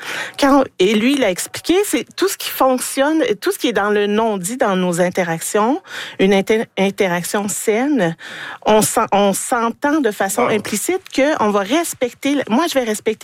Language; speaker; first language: French; native; French